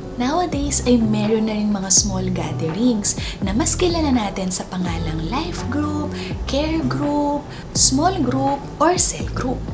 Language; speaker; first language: Filipino; native; Filipino